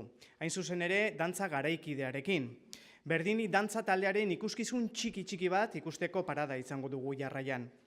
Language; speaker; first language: Basque; native; Basque